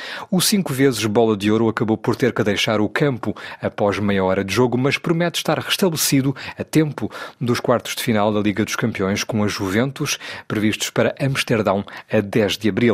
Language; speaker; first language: Portuguese; native; Portuguese